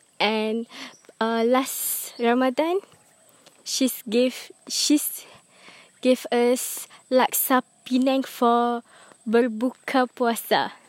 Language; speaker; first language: English; non-native, learner; Malay